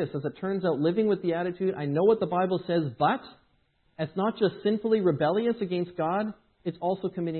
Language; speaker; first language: English; native; English